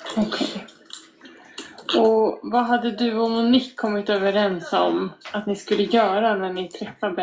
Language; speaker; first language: Swedish; native; Swedish